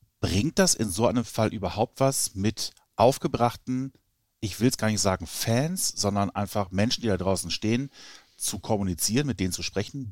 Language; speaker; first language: German; native; German